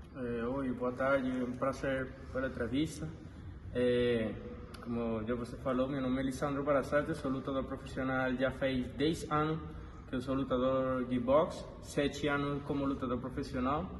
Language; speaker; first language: Portuguese; non-native, fluent; Spanish